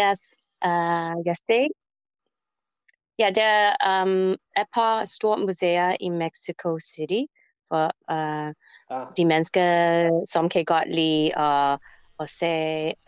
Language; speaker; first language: Danish; non-native, learner; English